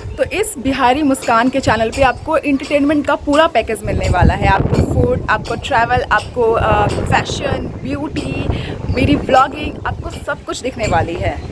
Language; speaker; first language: Hindi; native; Hindi